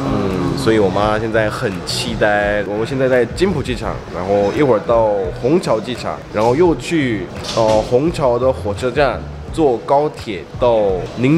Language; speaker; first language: Chinese; non-native, fluent; Korean